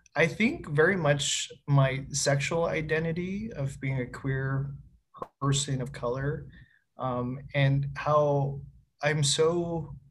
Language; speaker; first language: English; native; English